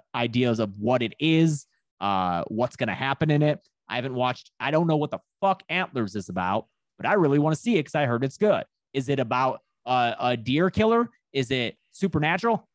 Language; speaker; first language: English; native; English